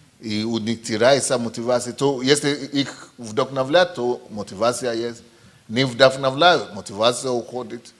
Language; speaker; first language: Russian; non-native, fluent; Yoruba